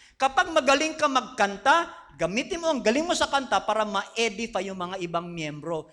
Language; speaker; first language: Filipino; non-native, fluent; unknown